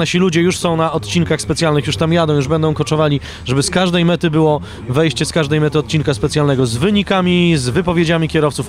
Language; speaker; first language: Polish; native; Polish